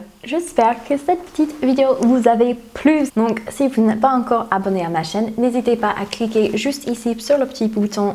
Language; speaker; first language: French; non-native, fluent; English